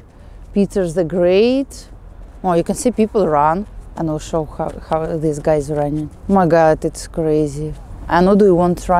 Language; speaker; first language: English; non-native, fluent; Russian